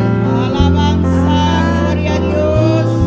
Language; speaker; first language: Spanish; non-native, learner; Papiamento